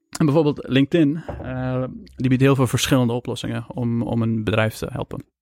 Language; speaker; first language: Dutch; early bilingual, other home language; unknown